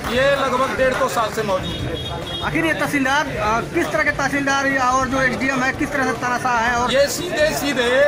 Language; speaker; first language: Hindi; native; Hindi